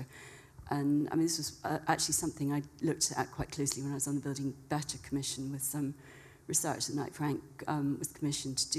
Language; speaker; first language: English; native; English